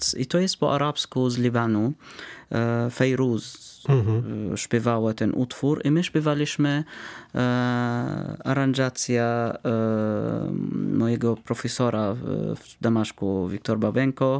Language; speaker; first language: Polish; non-native, fluent; Arabic